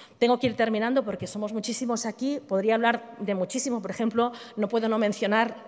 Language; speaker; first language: Spanish; native; Spanish